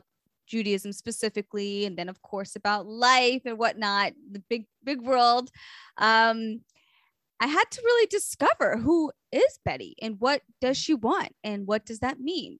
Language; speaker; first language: English; native; English